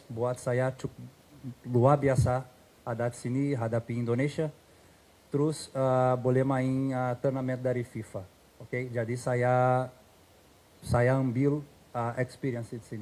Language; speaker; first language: Indonesian; non-native, fluent; Portuguese